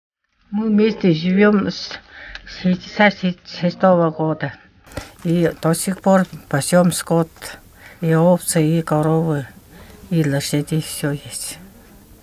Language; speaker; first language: Russian; non-native, local second language; Tuvinian